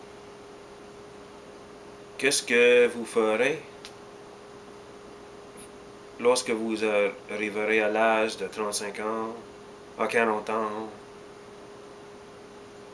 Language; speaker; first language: French; early bilingual, heritage; French